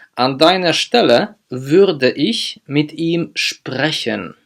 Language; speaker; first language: German; non-native, fluent; Polish